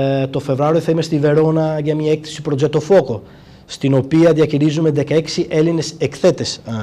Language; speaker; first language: Greek; non-native, fluent; Italian